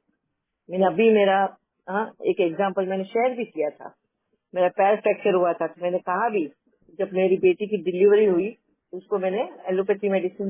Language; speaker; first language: Hindi; native; Hindi